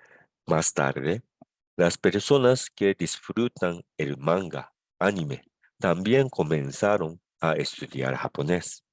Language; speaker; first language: Spanish; non-native, fluent; Japanese